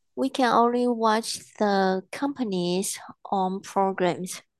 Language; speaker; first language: English; non-native, learner; Chinese